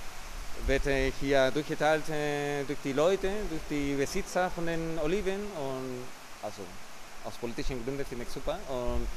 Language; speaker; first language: German; non-native, fluent; Spanish